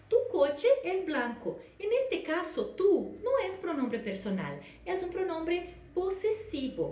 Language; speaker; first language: Spanish; non-native, fluent; Portuguese